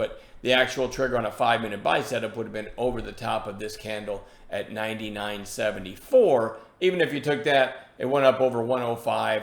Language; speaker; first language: English; native; English